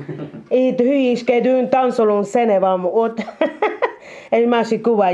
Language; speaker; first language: Hungarian; non-native, learner; Spanish